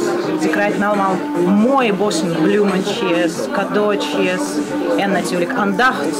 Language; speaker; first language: Dutch; non-native, fluent; Russian